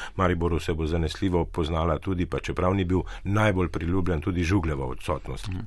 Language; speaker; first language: Slovenian; native; Slovenian